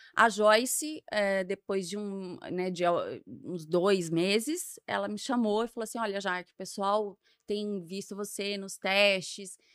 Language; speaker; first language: Portuguese; native; Portuguese